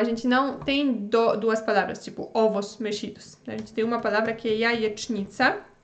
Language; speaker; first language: Portuguese; non-native, fluent; Polish